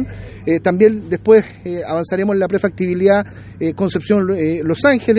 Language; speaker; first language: Spanish; native; Spanish